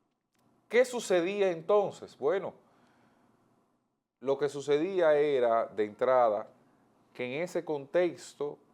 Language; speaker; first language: Spanish; native; Spanish